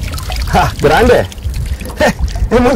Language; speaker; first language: Spanish; non-native, learner; Dutch